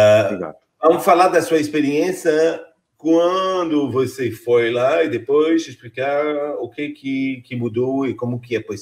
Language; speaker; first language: Portuguese; non-native, fluent; French